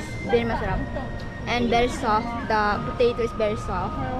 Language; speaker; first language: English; non-native, local second language; Filipino